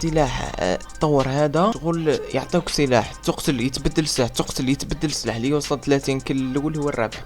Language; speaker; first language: Arabic; native; Arabic